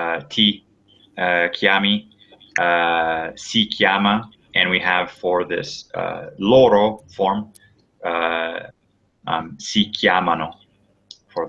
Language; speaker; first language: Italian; non-native, fluent; English